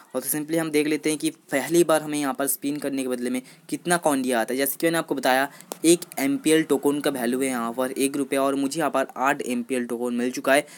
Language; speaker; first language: Hindi; non-native, local second language; Bangla